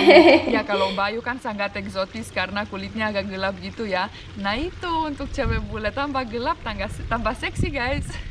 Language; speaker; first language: Indonesian; non-native, fluent; Romanian